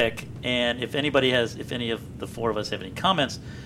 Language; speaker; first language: English; native; English